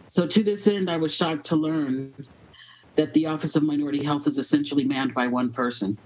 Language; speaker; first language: English; native; English